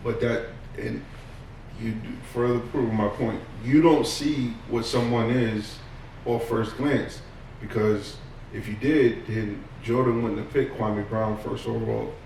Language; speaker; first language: English; native; English